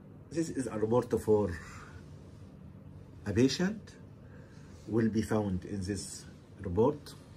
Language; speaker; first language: English; non-native, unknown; Arabic